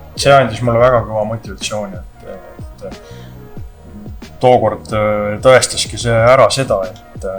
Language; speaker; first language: Estonian; native; Estonian